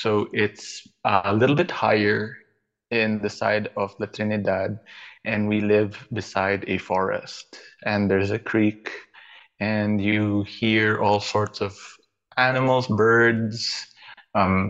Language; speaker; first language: English; non-native, local second language; Filipino